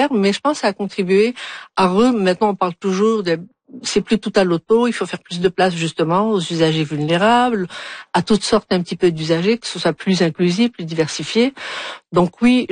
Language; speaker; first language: French; non-native, local second language; Arabic